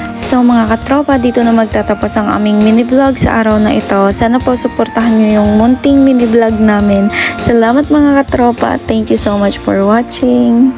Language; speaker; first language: Filipino; non-native, local second language; Hiligaynon